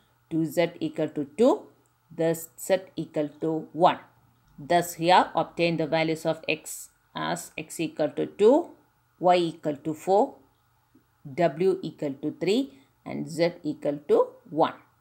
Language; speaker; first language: English; non-native, local second language; Malayalam